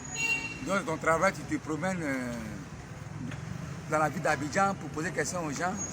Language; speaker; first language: French; native; French